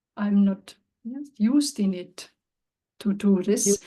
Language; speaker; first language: English; non-native, learner; German